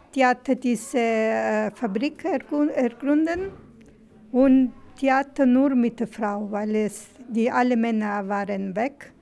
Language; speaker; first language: German; non-native, learner; Italian